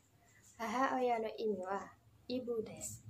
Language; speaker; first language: Japanese; non-native, learner; Indonesian